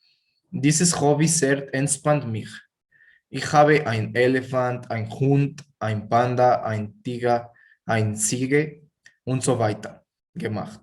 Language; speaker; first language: German; non-native, learner; Spanish